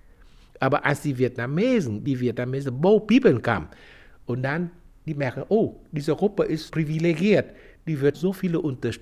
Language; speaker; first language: German; non-native, fluent; Vietnamese